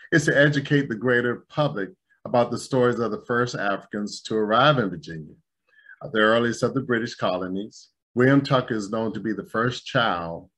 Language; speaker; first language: English; native; English